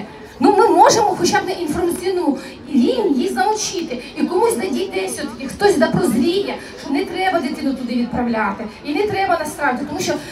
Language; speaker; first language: Ukrainian; native; Ukrainian